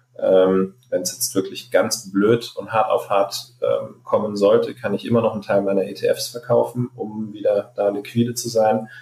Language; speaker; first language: German; non-native, fluent; Arabic